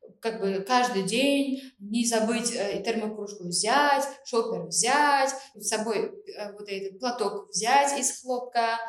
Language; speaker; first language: Russian; non-native, local second language; Uzbek